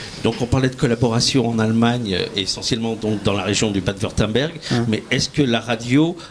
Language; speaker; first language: French; native; French